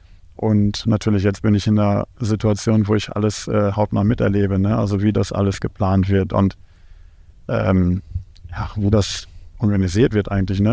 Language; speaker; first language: German; native; German